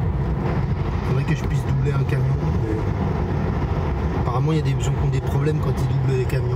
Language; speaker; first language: French; native; French